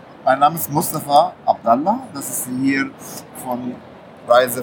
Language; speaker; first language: German; non-native, fluent; Arabic